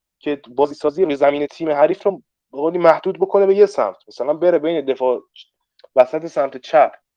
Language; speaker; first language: Persian; native; Persian